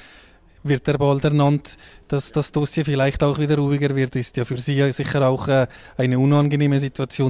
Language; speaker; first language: German; native; German